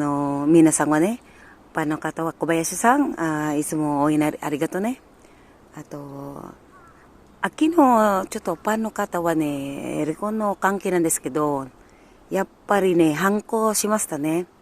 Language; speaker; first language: Japanese; non-native, learner; Filipino